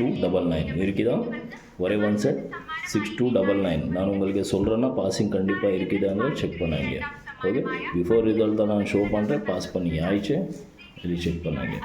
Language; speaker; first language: Tamil; non-native, learner; Kannada